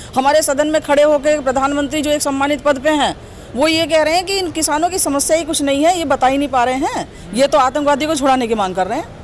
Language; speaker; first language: Hindi; native; Hindi